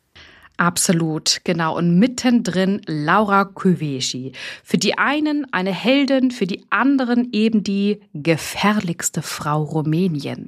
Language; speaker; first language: German; native; German